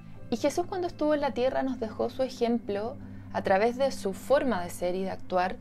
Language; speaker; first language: Spanish; native; Spanish